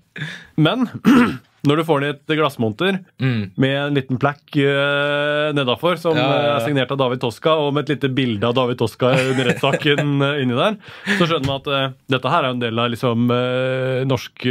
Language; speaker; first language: Norwegian; native; Norwegian